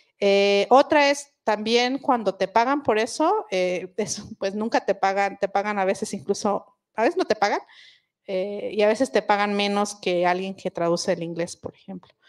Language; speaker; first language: Spanish; non-native, local second language; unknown